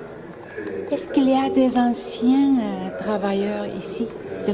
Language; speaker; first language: French; non-native, fluent; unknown